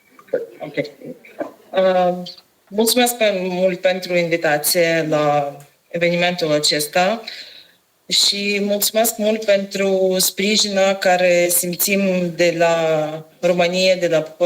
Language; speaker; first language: Romanian; non-native, learner; Ukrainian